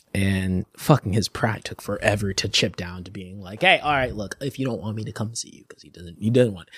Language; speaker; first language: English; native; English